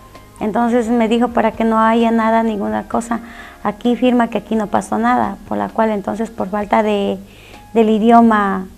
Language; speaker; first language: Spanish; native; Spanish